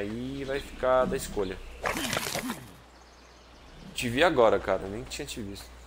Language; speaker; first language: Portuguese; native; Portuguese